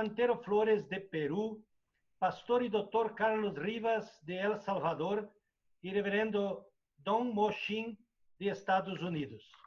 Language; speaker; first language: Spanish; non-native, fluent; Portuguese